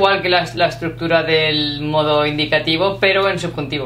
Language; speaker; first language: Spanish; non-native, learner; English